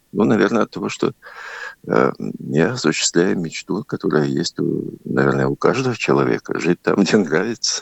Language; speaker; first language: Russian; native; Russian